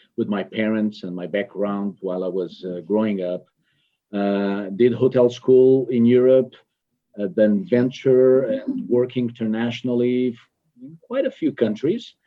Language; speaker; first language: English; non-native, fluent; Portuguese